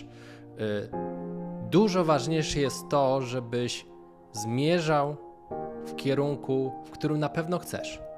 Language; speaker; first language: Polish; native; Polish